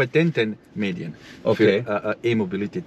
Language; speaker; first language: German; non-native, learner; Croatian